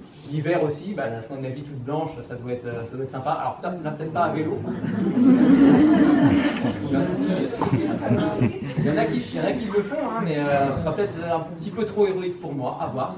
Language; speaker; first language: French; native; French